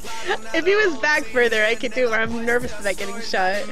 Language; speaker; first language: English; native; English